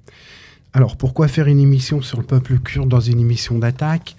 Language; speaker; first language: French; native; French